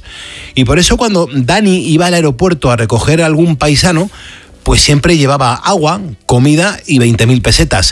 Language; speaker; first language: Spanish; native; Spanish